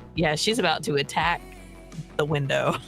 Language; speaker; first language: English; native; English